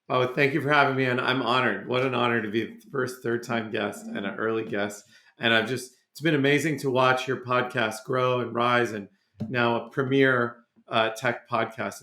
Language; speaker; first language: English; native; English